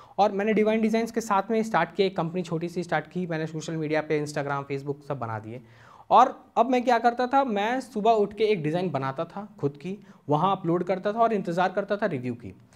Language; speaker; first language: Hindi; native; Hindi